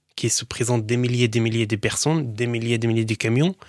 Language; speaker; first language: French; non-native, learner; Arabic